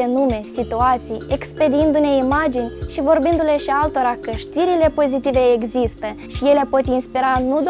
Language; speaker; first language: Romanian; native; Romanian